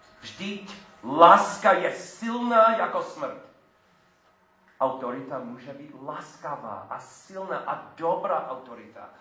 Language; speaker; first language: Czech; non-native, fluent; English